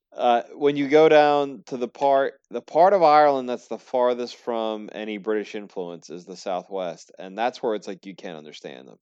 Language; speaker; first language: English; native; English